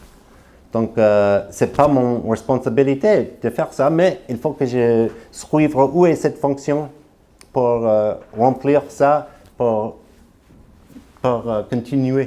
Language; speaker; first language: French; non-native, learner; English